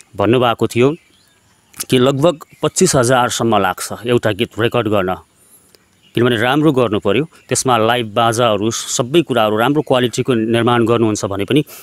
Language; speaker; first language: Nepali; native; Nepali